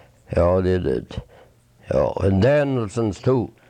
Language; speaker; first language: English; non-native, fluent; Swedish